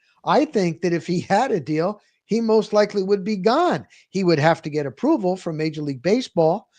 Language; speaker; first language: English; native; English